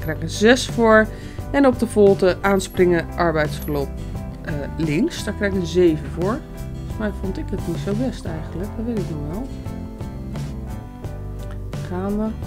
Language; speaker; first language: Dutch; native; Dutch